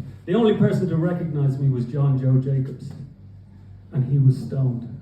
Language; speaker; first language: English; native; English